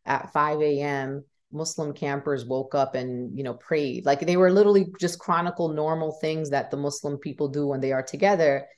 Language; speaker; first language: English; native; English